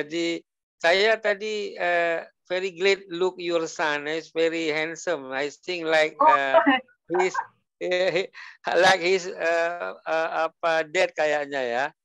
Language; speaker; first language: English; non-native, learner; Indonesian